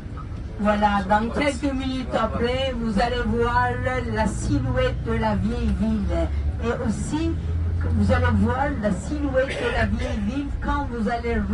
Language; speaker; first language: French; non-native, fluent; Turkish